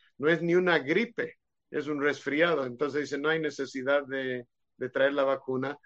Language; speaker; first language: Spanish; non-native, fluent; Hebrew